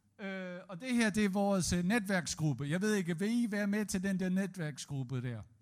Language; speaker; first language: Danish; native; Danish